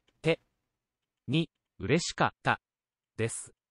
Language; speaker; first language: Japanese; non-native, learner; English